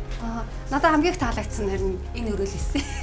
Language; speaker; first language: Mongolian; native; Mongolian